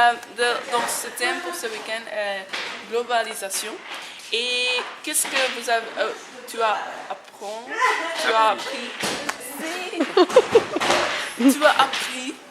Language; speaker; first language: French; non-native, local second language; Dutch